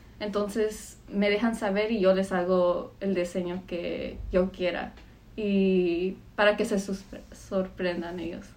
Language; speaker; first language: Spanish; early bilingual, heritage; Spanish